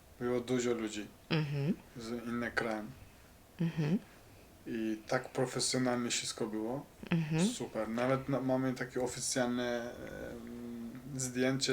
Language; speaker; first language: Polish; non-native, learner; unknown